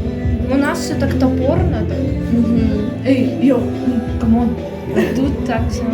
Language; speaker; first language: Russian; native; Russian